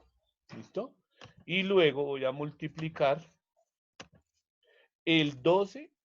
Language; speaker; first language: Spanish; native; Spanish